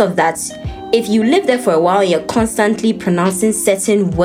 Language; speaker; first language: English; non-native, local second language; Akan